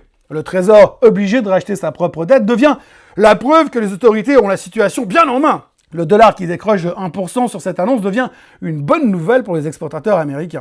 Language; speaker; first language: French; native; French